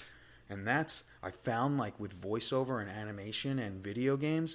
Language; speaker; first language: English; native; English